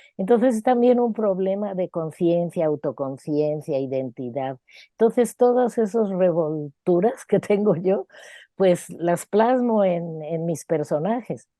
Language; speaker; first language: Spanish; native; Spanish